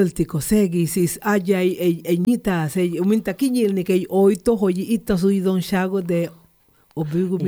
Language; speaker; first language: Hungarian; non-native, learner; Spanish